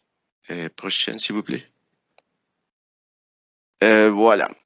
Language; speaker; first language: French; non-native, fluent; Spanish